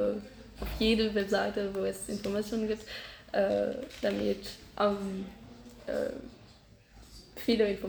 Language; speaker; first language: German; non-native, learner; French